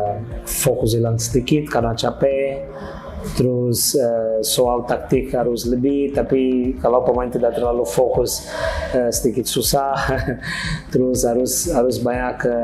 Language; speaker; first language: Indonesian; non-native, fluent; Portuguese